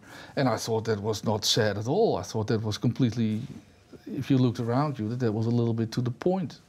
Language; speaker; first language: English; non-native, fluent; Dutch